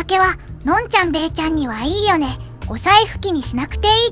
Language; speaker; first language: Japanese; native; Japanese